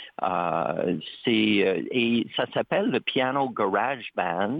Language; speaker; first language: French; native; French